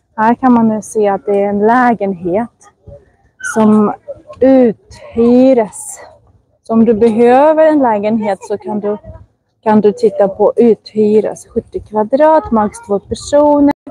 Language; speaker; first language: Swedish; non-native, fluent; Russian